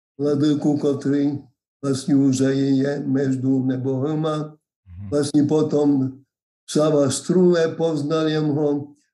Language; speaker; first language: Slovak; non-native, local second language; Rusyn